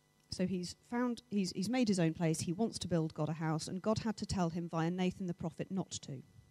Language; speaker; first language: English; native; English